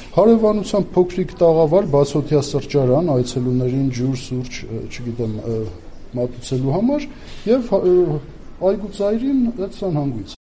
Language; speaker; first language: Armenian; native; Armenian